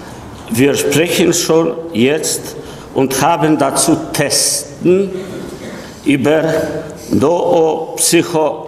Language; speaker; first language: German; non-native, fluent; Polish